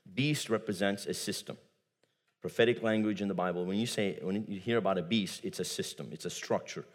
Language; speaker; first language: English; non-native, fluent; Turkish